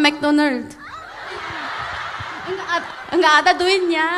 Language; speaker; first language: Indonesian; non-native, fluent; Korean